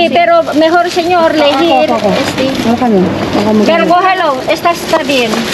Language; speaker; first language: Spanish; non-native, learner; Filipino